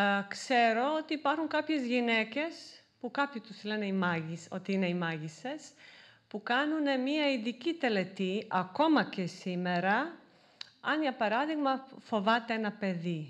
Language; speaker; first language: Greek; non-native, fluent; Serbian